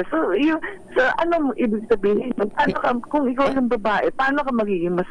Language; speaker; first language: Filipino; native; Filipino